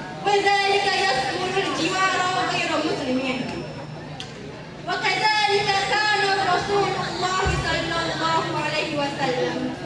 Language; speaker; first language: Arabic; non-native, learner; Indonesian